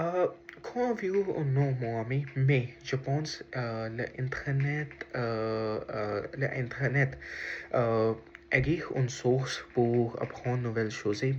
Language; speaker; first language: French; non-native, learner; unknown